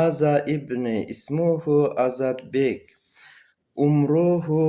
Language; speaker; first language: Arabic; non-native, learner; Uzbek